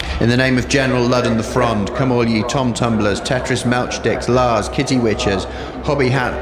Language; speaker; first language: English; native; English